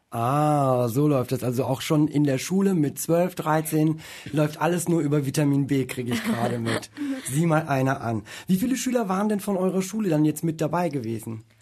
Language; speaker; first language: German; native; German